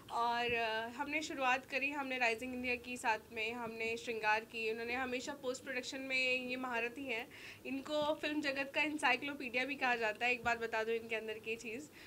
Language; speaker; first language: Hindi; native; Hindi